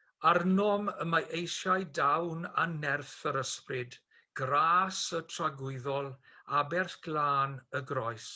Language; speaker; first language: Welsh; native; Welsh